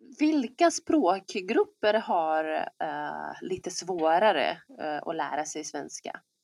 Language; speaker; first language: Swedish; non-native, fluent; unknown